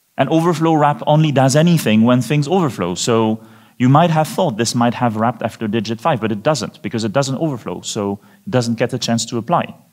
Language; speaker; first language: English; non-native, fluent; French